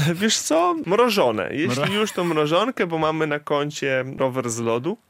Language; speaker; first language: Polish; native; Polish